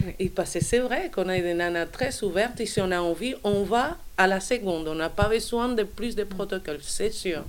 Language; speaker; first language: French; non-native, fluent; Spanish